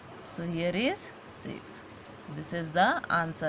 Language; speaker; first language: English; non-native, local second language; Hindi